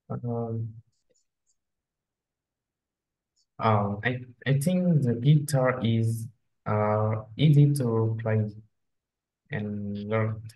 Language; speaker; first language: English; non-native, learner; Vietnamese